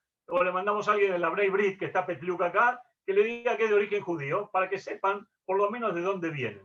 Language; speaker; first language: Spanish; native; Spanish